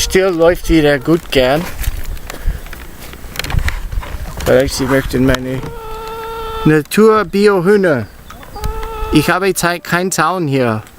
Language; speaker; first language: German; non-native, learner; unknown